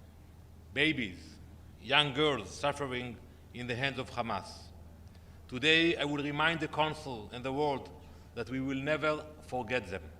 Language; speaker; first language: English; non-native, fluent; Hebrew